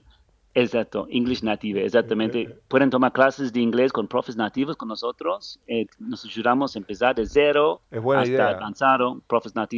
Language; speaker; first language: Spanish; non-native, learner; English